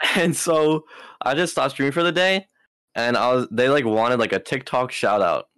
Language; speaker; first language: English; native; English